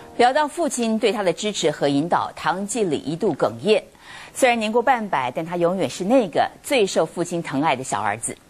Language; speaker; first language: Chinese; native; Chinese